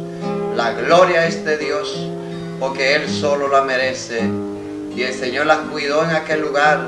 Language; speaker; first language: Spanish; native; Spanish